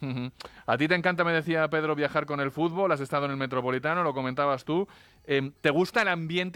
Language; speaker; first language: Spanish; native; Spanish